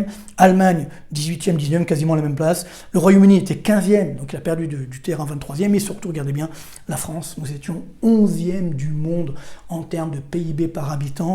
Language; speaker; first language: French; native; French